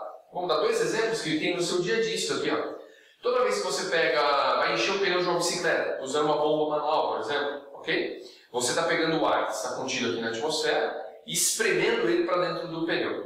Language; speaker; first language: Portuguese; native; Portuguese